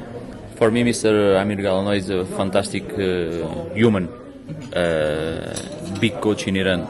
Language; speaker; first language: English; non-native, learner; Portuguese